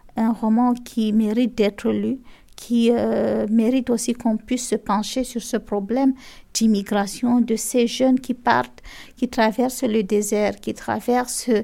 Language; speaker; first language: French; non-native, local second language; Fula